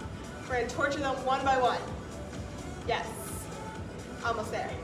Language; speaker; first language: English; native; English